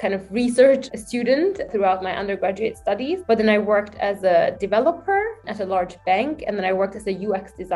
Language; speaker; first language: English; non-native, fluent; Hungarian